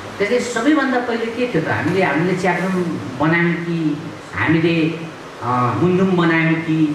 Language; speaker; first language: Nepali; non-native, local second language; Limbu